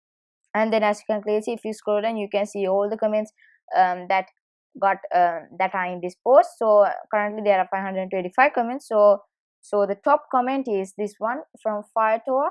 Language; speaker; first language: English; non-native, fluent; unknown